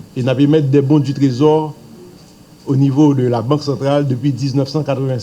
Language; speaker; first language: French; non-native, local second language; Haitian Creole